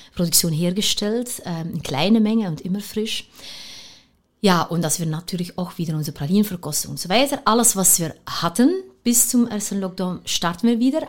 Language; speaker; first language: German; non-native, fluent; Dutch